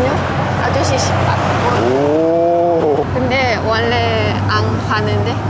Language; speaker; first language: Korean; non-native, learner; Thai